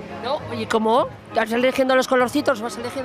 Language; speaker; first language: Spanish; native; Spanish